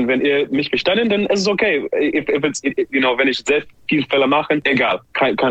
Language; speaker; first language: German; non-native, learner; English